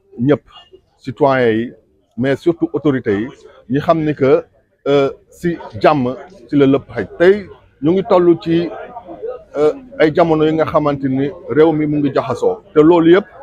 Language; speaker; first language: Wolof; non-native, local second language; Jola-Fonyi